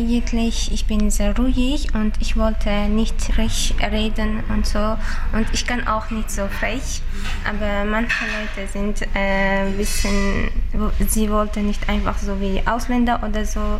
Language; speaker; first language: German; non-native, learner; Uzbek